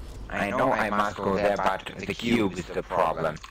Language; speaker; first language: English; non-native, learner; German